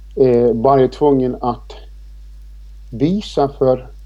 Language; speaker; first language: Swedish; non-native, fluent; Icelandic